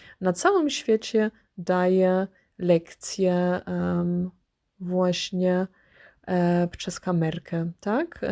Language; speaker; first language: Polish; early bilingual, heritage; Polish